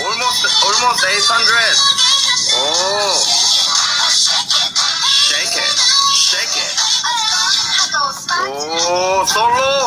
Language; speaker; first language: English; non-native, learner; Korean